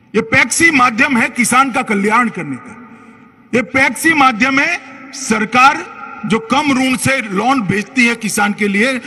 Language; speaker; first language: Hindi; non-native, local second language; Gujarati